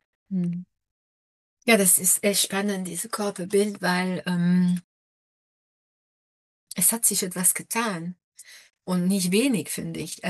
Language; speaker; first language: German; non-native, fluent; French